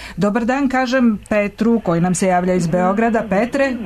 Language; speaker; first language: Serbian; native; Serbian